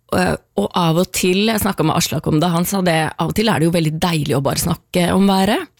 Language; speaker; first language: Norwegian; native; Norwegian